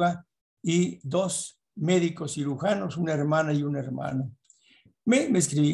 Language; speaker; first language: Spanish; native; Spanish